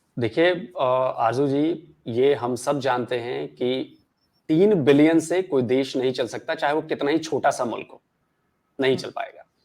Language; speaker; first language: Hindi; native; Hindi